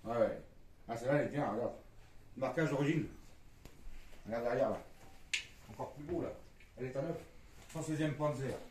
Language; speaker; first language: French; native; French